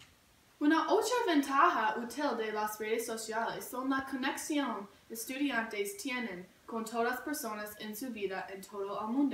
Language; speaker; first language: Spanish; non-native, learner; English